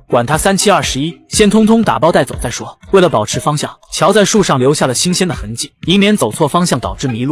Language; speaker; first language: Chinese; native; Chinese